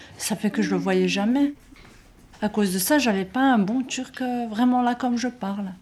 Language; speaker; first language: French; early bilingual, other home language; Turkish